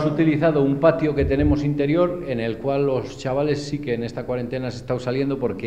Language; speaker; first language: Spanish; native; Spanish